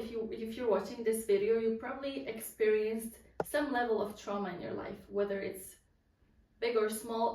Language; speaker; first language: English; non-native, fluent; Polish